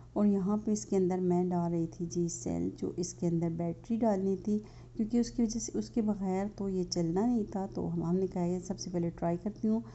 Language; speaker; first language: Urdu; native; Urdu